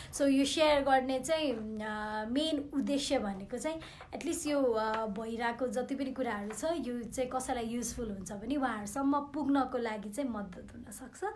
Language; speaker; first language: Nepali; non-native, local second language; Newari